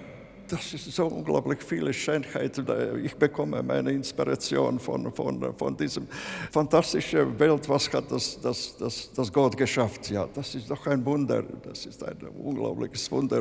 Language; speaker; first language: German; non-native, learner; Latvian